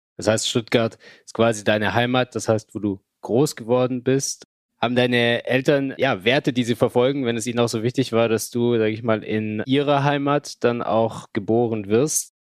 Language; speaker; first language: German; native; German